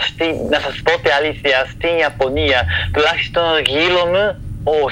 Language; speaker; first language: Greek; non-native, fluent; Japanese